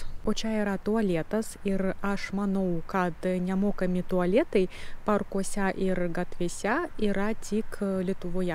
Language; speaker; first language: Lithuanian; non-native, learner; Russian